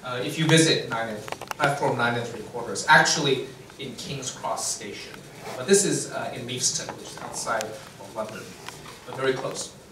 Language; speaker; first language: English; non-native, fluent; Chinese